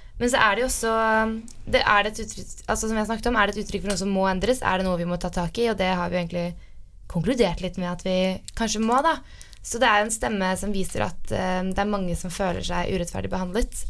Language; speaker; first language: Norwegian; native; Norwegian